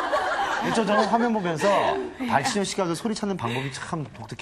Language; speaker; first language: Korean; native; Korean